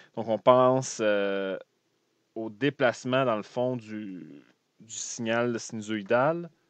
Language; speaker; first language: French; native; French